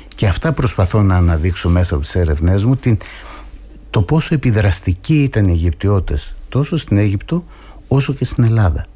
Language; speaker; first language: Greek; native; Greek